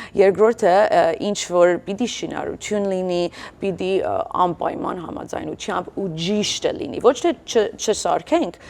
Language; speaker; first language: Armenian; early bilingual, heritage; Armenian